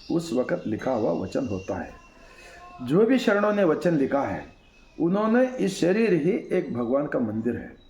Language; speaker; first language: Hindi; non-native, local second language; Kannada